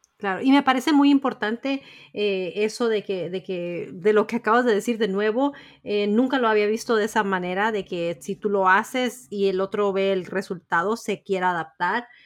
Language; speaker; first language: Spanish; early bilingual, heritage; Spanish